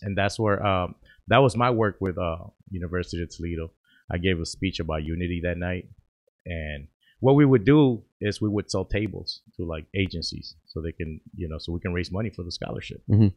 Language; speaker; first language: English; early bilingual, other home language; Spanish